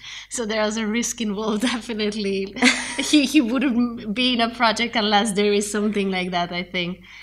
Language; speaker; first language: English; non-native, fluent; Macedonian